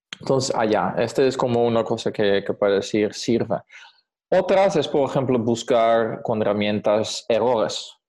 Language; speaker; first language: Spanish; non-native, fluent; Dutch